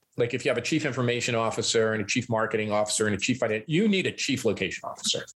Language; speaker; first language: English; native; English